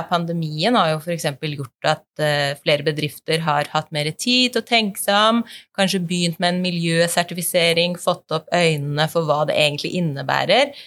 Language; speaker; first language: Norwegian; native; Norwegian